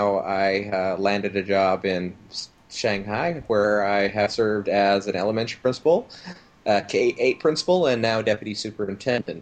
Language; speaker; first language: English; native; English